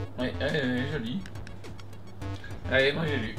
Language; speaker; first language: French; native; French